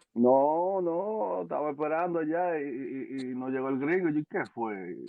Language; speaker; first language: Spanish; early bilingual, heritage; Spanish